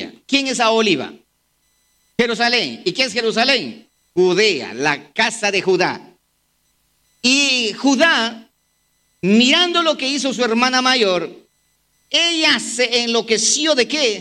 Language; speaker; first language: Spanish; native; Spanish